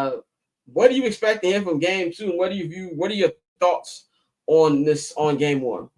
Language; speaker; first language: English; native; English